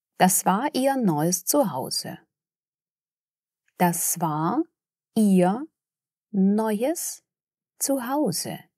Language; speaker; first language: German; non-native, fluent; Russian